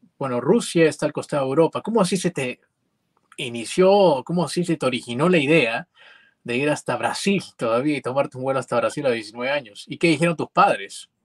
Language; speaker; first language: Spanish; native; Spanish